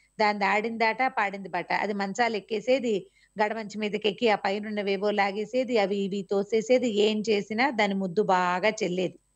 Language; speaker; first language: Telugu; native; Telugu